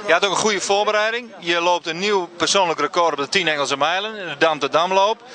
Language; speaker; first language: Dutch; native; Dutch